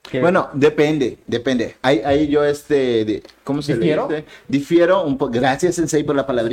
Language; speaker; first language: Spanish; native; Spanish